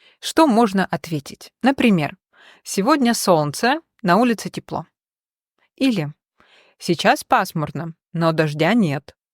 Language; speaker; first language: Russian; native; Russian